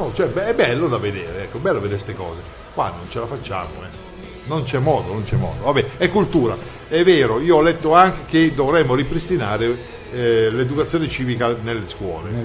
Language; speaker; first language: Italian; native; Italian